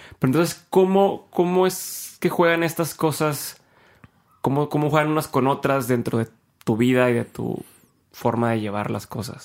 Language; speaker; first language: Spanish; native; Spanish